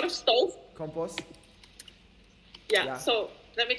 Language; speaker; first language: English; non-native, fluent; Indonesian